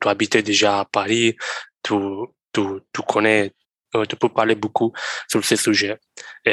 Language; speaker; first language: French; non-native, learner; Romanian